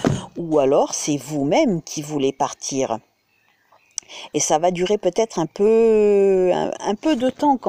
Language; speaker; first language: French; native; French